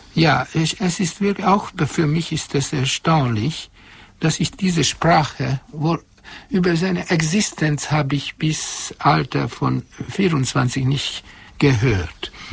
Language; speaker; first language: German; non-native, fluent; Hungarian